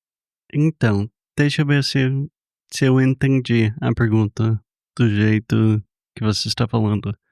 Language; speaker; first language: Portuguese; non-native, fluent; English